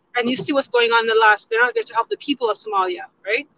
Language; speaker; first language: English; non-native, fluent; Tigrinya